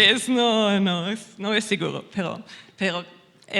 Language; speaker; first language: Spanish; non-native, learner; German